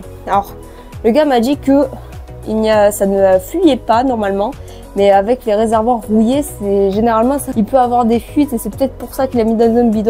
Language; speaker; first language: French; native; French